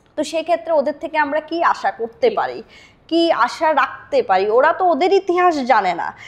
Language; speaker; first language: Bangla; native; Bangla